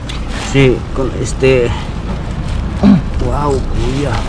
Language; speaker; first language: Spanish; non-native, learner; Filipino